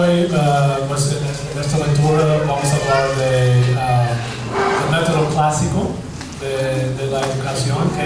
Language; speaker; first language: Spanish; non-native, fluent; English